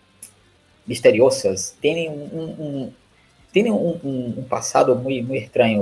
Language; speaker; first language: Spanish; non-native, learner; Portuguese